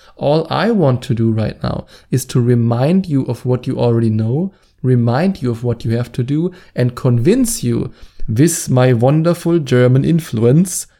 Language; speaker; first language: English; non-native, fluent; German